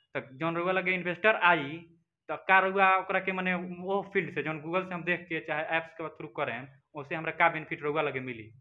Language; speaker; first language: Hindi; native; Hindi